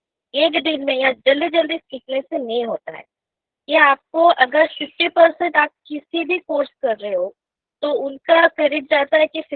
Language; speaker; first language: Hindi; non-native, local second language; Bangla